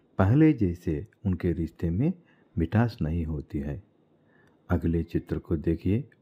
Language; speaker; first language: Hindi; non-native, local second language; Telugu